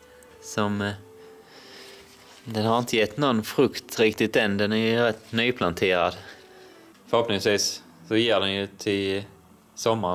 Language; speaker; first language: Swedish; native; Swedish